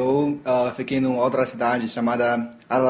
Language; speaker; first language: Portuguese; non-native, learner; Chinese